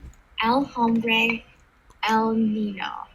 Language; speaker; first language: Spanish; non-native, learner; English